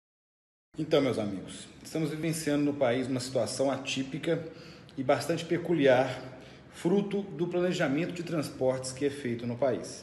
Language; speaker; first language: Portuguese; native; Portuguese